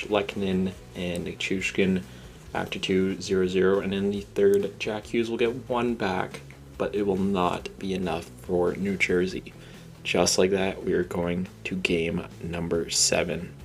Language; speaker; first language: English; native; English